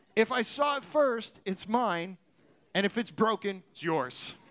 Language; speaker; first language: English; native; English